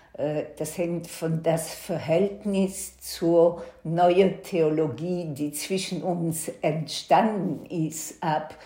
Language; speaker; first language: German; non-native, fluent; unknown